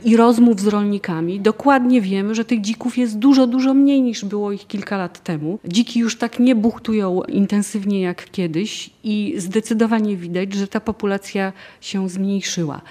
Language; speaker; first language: Polish; native; Polish